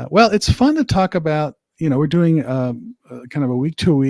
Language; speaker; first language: English; native; English